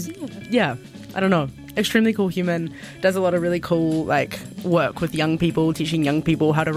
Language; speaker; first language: English; native; English